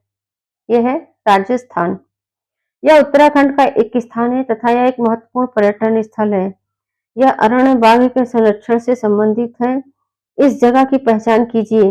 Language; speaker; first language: Hindi; native; Hindi